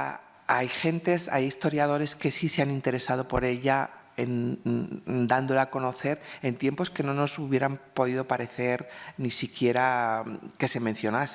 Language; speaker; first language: Spanish; native; Spanish